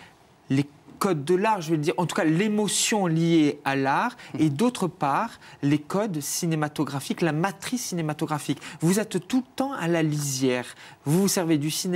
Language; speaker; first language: French; native; French